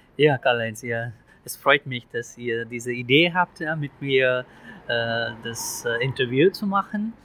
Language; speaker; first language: German; non-native, fluent; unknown